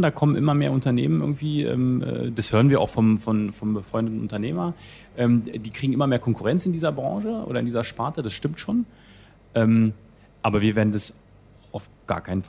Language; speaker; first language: German; native; German